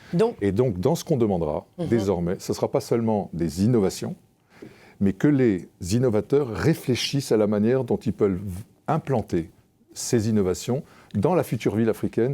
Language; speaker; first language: French; native; French